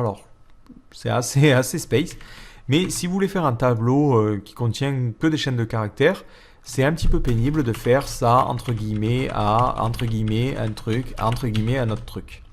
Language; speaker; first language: French; native; French